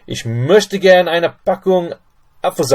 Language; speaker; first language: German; non-native, fluent; English